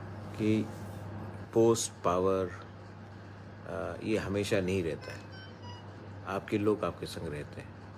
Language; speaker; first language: Hindi; non-native, local second language; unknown